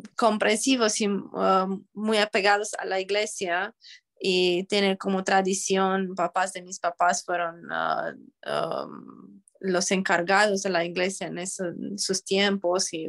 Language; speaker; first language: Spanish; non-native, learner; Romanian